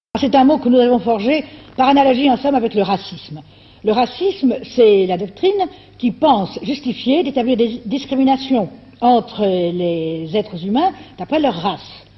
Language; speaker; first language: French; native; French